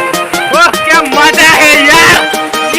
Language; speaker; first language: Hindi; non-native, local second language; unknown